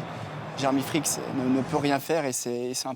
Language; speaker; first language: French; native; French